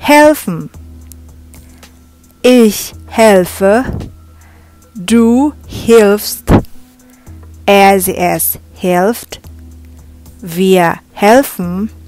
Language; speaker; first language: German; non-native, fluent; Indonesian